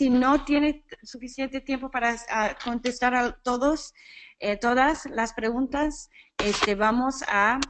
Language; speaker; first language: Spanish; non-native, fluent; English